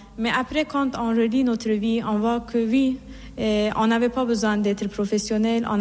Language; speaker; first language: French; non-native, fluent; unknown